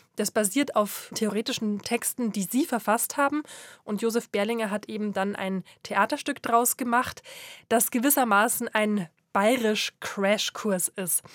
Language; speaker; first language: German; native; German